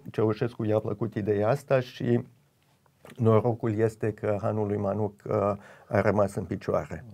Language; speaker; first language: Romanian; early bilingual, heritage; Romanian